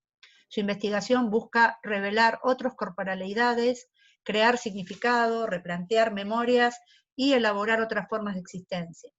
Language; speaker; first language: Spanish; native; Spanish